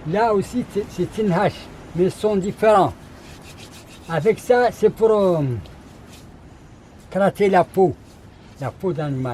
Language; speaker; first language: French; non-native, learner; Arabic